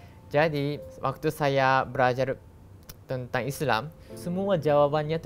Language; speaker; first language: Indonesian; non-native, learner; Japanese